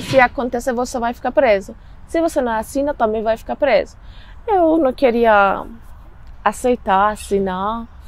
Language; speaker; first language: Portuguese; non-native, learner; Persian